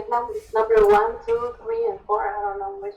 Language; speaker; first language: English; non-native, learner; Spanish